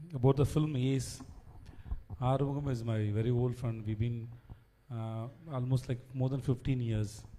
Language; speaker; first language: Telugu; non-native, learner; Tamil